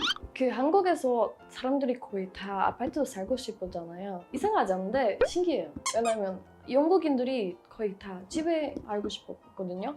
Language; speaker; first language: Korean; non-native, learner; English